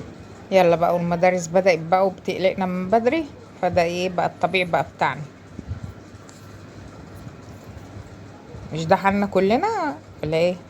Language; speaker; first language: Arabic; native; Arabic